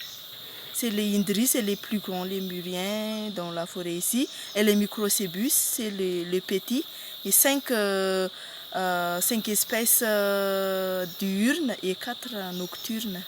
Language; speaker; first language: French; non-native, local second language; Malagasy